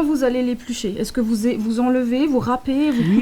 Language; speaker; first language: French; native; French